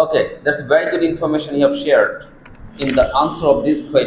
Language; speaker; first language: English; non-native, fluent; Bangla